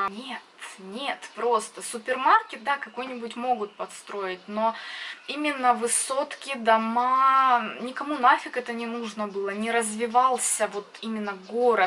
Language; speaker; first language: Russian; native; Russian